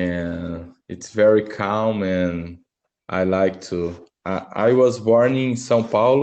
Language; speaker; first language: English; non-native, learner; Portuguese